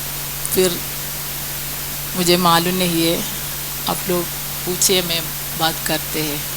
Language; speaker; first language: Hindi; non-native, local second language; Malayalam